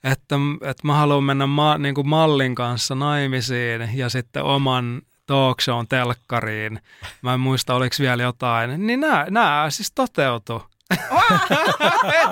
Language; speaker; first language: Finnish; native; Finnish